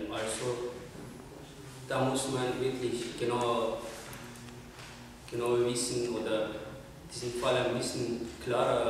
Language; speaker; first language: German; non-native, fluent; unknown